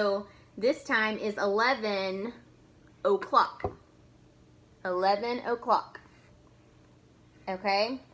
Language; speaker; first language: English; native; English